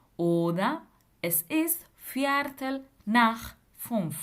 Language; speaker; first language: German; non-native, fluent; Spanish